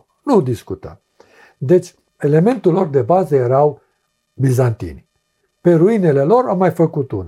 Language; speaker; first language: Romanian; native; Romanian